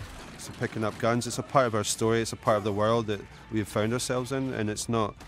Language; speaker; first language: English; native; English